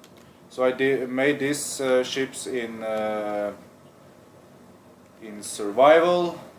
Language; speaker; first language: English; non-native, fluent; Swedish